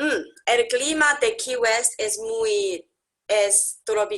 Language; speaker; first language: Spanish; non-native, learner; English